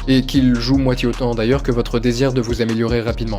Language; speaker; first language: French; native; French